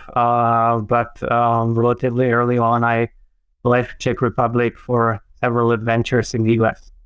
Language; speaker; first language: English; non-native, fluent; Czech